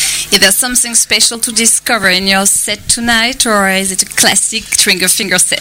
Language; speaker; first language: English; non-native, fluent; French